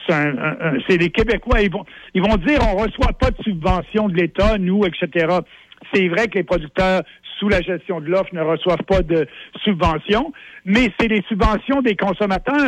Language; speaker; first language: French; native; French